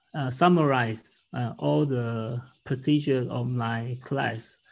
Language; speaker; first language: English; non-native, learner; Chinese